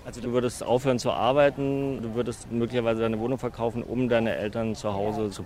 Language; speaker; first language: German; native; German